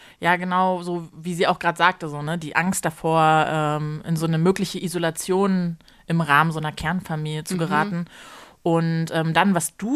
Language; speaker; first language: German; native; German